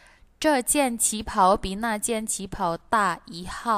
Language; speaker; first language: Chinese; non-native, fluent; Indonesian